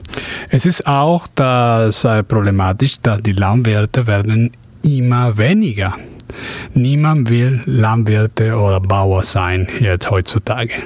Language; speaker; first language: German; non-native, fluent; Spanish